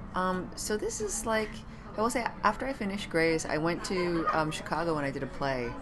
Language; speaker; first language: English; native; English